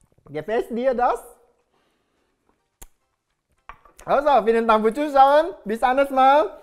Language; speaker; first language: German; non-native, learner; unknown